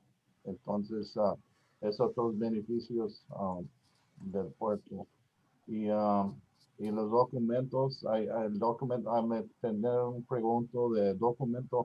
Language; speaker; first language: Spanish; non-native, learner; English